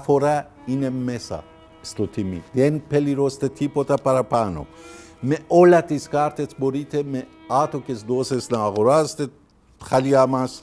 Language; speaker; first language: Greek; non-native, learner; Persian